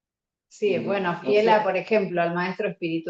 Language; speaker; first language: Spanish; native; Spanish